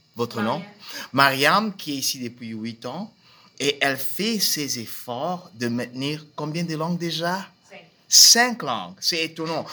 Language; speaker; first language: French; non-native, local second language; Swahili